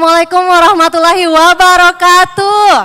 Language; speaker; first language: Indonesian; native; Indonesian